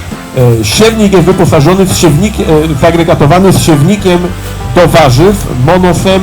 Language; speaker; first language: Polish; native; Polish